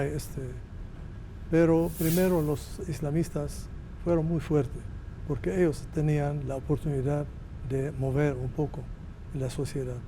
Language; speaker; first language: Spanish; non-native, fluent; Arabic